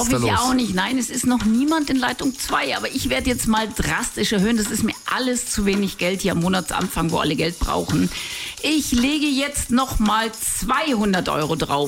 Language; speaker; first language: German; native; German